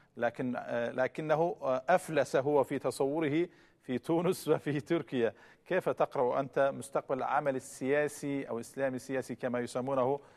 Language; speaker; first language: Arabic; non-native, fluent; Turkish